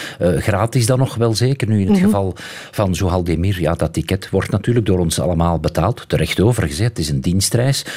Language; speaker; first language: Dutch; native; Dutch